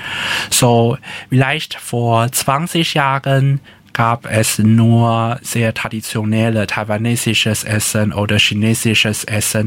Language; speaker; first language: German; non-native, learner; Chinese